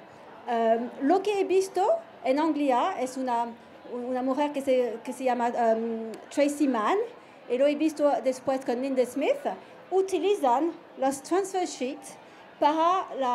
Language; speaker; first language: Spanish; non-native, learner; French